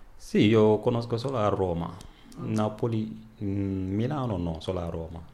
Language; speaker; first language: Italian; non-native, learner; Wolof